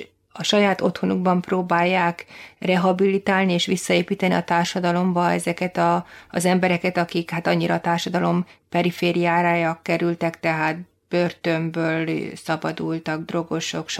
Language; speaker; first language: Hungarian; native; Hungarian